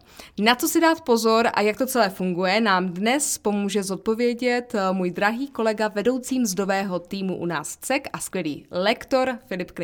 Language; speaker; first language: Czech; native; Czech